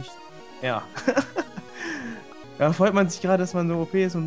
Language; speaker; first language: German; native; German